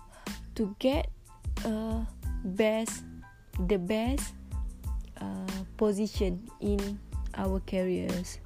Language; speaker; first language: English; non-native, local second language; Malay